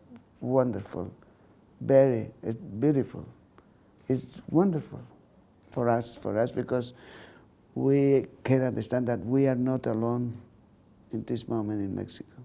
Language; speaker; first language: English; non-native, learner; Spanish